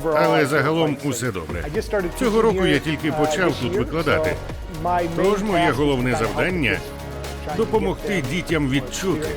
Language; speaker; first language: Ukrainian; non-native, fluent; English